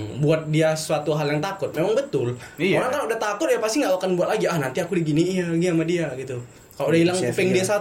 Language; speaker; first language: Indonesian; native; Indonesian